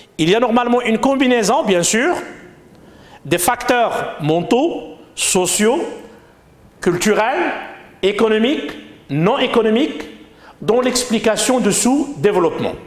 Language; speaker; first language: French; non-native, local second language; Arabic